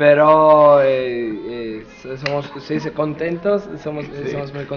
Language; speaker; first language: Spanish; non-native, learner; Italian